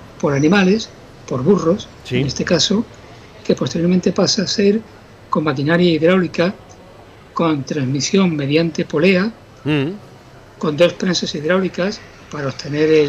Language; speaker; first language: Spanish; native; Spanish